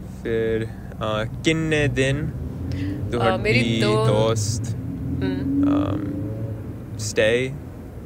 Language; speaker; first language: Punjabi; non-native, learner; English